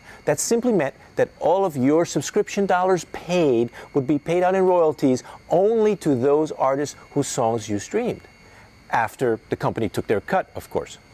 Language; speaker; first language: English; native; English